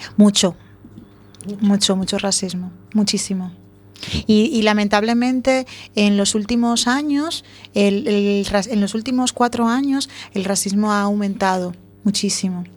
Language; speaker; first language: Spanish; native; Spanish